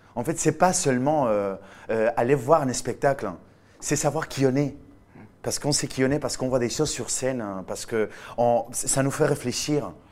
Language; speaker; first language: French; non-native, fluent; Spanish